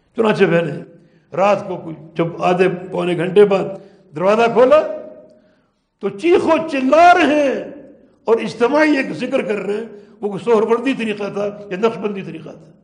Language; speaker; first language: Urdu; native; Urdu